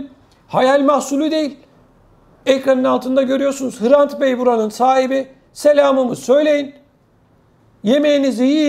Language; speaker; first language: Turkish; native; Turkish